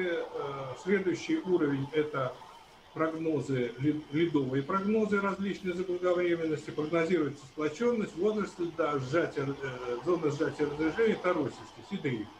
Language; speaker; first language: Russian; native; Russian